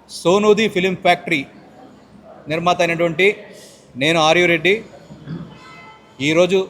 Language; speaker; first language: Telugu; native; Telugu